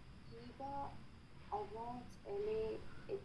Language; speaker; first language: French; non-native, learner; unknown